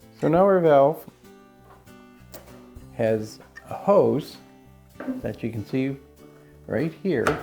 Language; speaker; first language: English; native; English